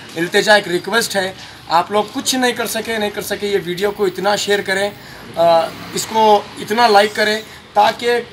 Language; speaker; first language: Hindi; non-native, local second language; Urdu